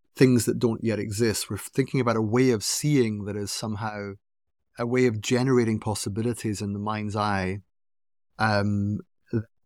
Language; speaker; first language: English; native; English